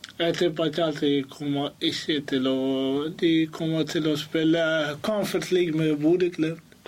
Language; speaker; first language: Norwegian; early bilingual, other home language; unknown